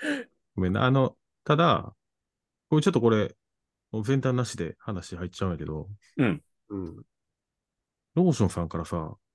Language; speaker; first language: Japanese; native; Japanese